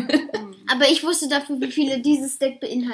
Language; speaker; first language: German; native; German